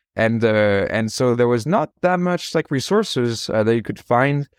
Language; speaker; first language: English; non-native, fluent; French